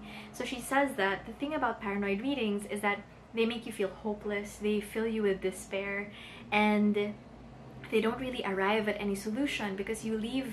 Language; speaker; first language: English; non-native, local second language; Filipino